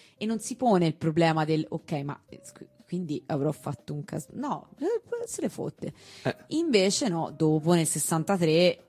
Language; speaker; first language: Italian; native; Italian